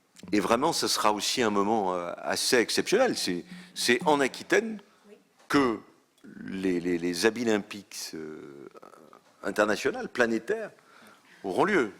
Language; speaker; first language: French; native; French